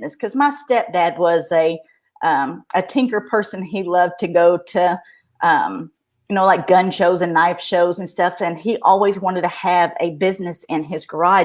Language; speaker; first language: English; native; English